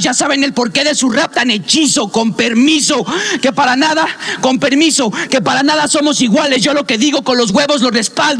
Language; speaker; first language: Spanish; native; Spanish